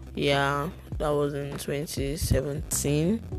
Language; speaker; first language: English; non-native, local second language; Yoruba